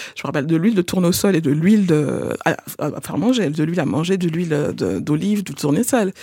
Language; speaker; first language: French; non-native, local second language; Haitian Creole